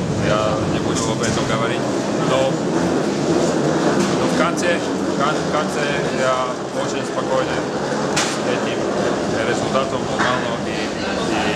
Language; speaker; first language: Russian; non-native, learner; Slovak